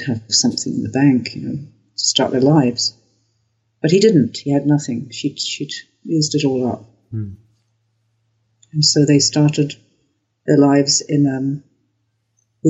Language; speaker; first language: English; native; English